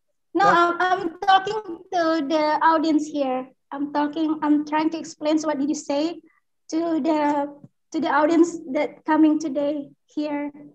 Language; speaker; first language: English; non-native, fluent; Indonesian